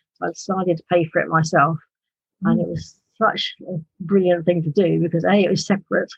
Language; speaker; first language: English; native; English